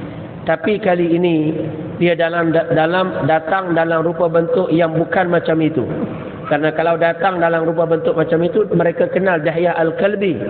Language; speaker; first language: Malay; native; Malay